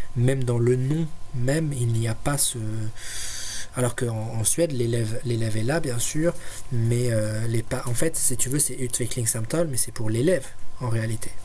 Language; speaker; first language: French; native; French